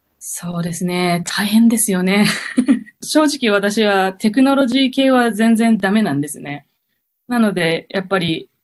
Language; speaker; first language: Japanese; native; Japanese